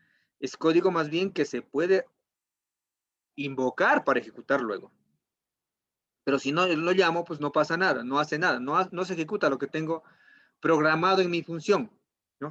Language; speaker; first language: Spanish; native; Spanish